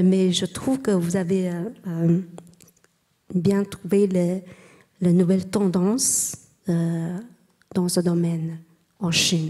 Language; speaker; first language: French; non-native, learner; Chinese